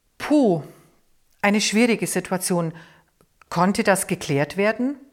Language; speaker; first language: German; native; German